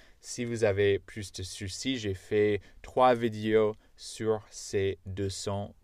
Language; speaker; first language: French; non-native, fluent; English